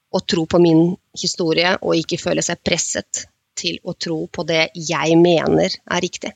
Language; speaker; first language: Norwegian; non-native, fluent; Russian